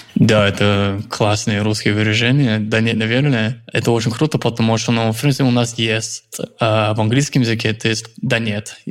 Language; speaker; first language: Russian; non-native, fluent; English